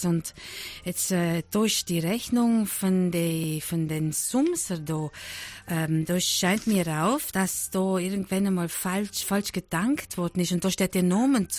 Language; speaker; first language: German; native; German